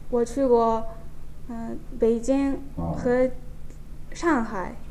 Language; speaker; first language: Chinese; non-native, fluent; Japanese